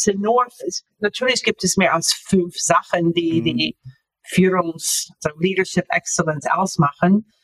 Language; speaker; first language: German; non-native, fluent; English